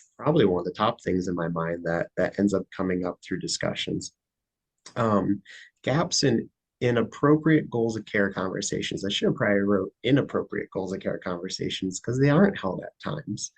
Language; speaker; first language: English; native; English